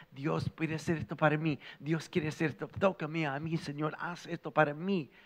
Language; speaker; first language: Spanish; non-native, fluent; English